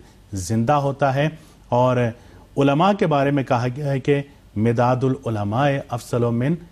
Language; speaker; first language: Urdu; native; Urdu